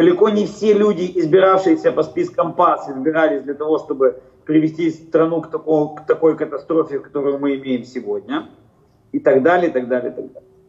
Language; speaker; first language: Russian; native; Russian